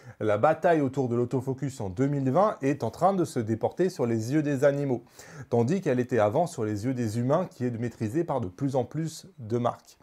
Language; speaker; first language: French; native; French